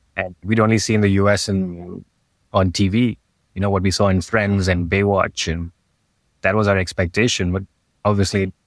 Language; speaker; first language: English; non-native, local second language; Hindi